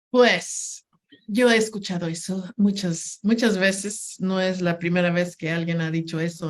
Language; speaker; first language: Spanish; non-native, fluent; English